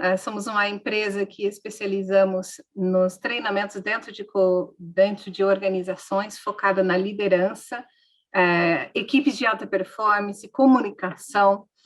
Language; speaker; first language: Portuguese; non-native, fluent; English